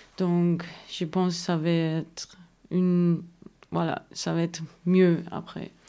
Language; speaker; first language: French; non-native, learner; German